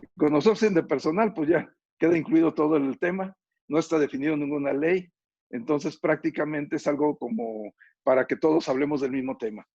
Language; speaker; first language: Spanish; native; Spanish